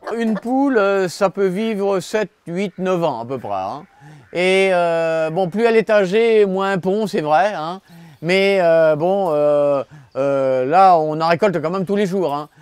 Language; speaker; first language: French; native; French